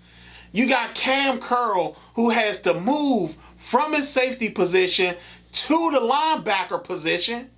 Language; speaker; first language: English; native; English